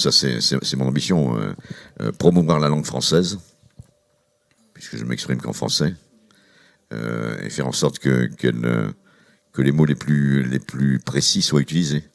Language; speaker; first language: French; native; French